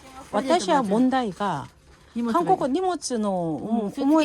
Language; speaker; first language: Japanese; non-native, learner; Korean